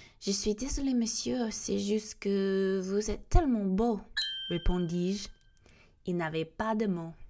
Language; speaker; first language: French; non-native, fluent; English